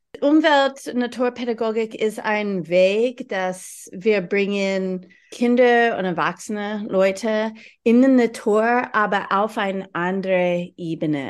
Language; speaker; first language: German; non-native, learner; English